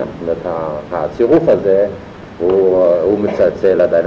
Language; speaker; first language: Hebrew; non-native, fluent; German